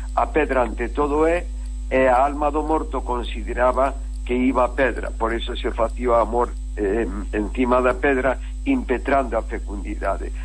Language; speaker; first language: Galician; native; Galician